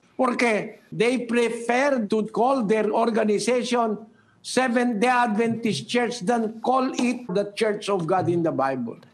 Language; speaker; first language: English; non-native, local second language; Filipino